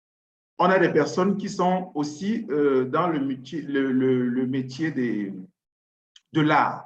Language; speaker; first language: French; non-native, fluent; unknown